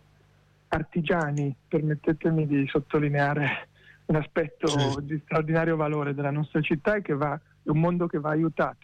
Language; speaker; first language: Italian; native; Italian